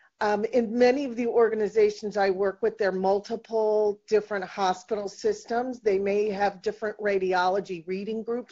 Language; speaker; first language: English; native; English